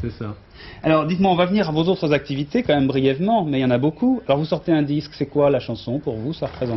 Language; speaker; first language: French; native; French